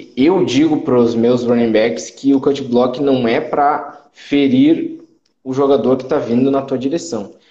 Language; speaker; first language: Portuguese; native; Portuguese